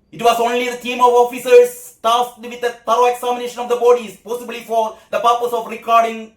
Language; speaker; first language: English; non-native, local second language; Malayalam